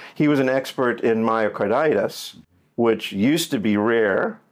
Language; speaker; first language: English; native; English